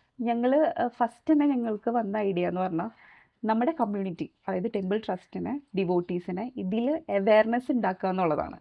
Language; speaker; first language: Malayalam; native; Malayalam